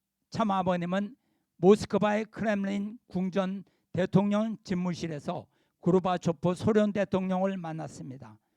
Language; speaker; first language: Korean; native; Korean